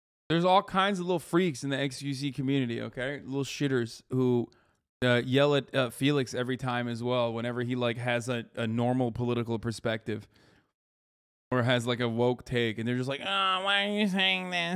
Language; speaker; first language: English; early bilingual, other home language; Turkish